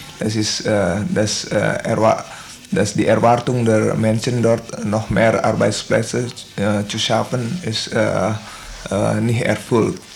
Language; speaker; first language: German; non-native, learner; Indonesian